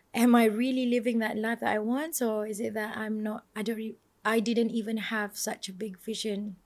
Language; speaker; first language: English; non-native, local second language; Malay